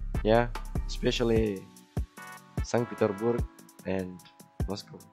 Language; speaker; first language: English; non-native, learner; Indonesian